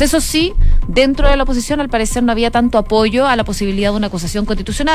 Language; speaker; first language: Spanish; native; Spanish